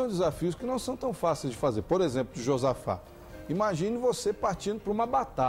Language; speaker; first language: Portuguese; native; Portuguese